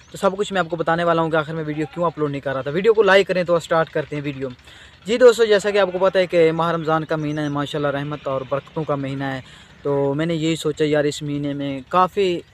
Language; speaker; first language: Urdu; non-native, local second language; Saraiki